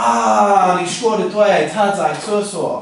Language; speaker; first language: Chinese; non-native, learner; English